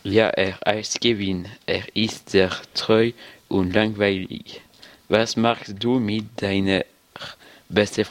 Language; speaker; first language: German; non-native, learner; French